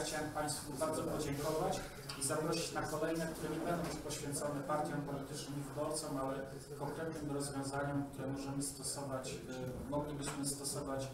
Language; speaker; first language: Polish; native; Polish